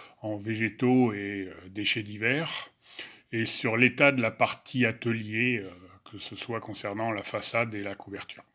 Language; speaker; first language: French; native; French